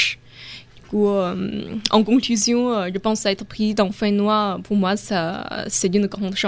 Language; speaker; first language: French; non-native, fluent; Chinese